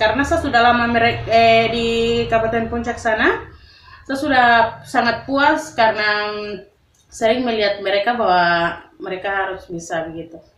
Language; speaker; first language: Indonesian; non-native, local second language; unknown